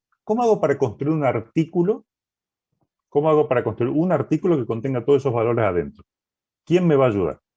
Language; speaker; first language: Spanish; native; Spanish